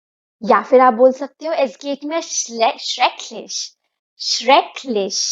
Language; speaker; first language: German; non-native, fluent; Hindi